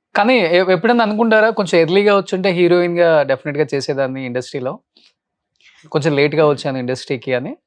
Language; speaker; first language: Telugu; native; Telugu